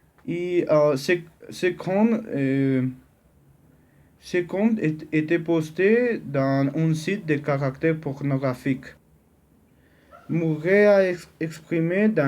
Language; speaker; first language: French; non-native, learner; Spanish